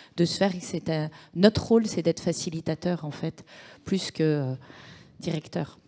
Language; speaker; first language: French; native; French